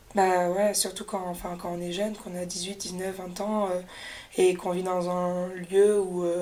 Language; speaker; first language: French; native; French